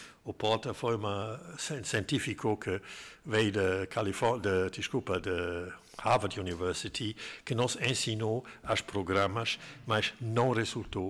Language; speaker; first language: Portuguese; non-native, fluent; German